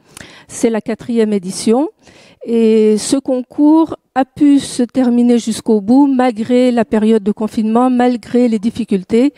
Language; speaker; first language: French; native; French